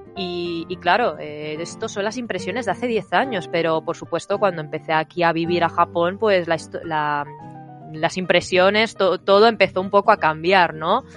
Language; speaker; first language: Spanish; native; Spanish